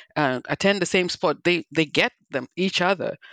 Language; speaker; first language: English; non-native, local second language; Igbo